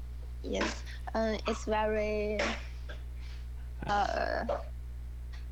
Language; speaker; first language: English; non-native, learner; Chinese